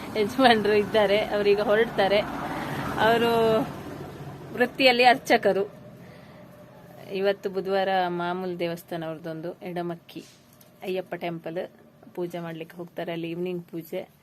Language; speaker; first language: Kannada; non-native, local second language; Konkani